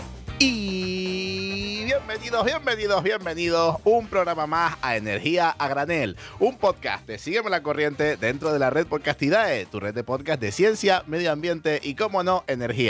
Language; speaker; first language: Spanish; native; Spanish